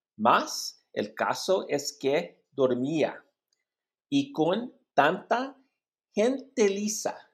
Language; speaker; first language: Spanish; non-native, learner; English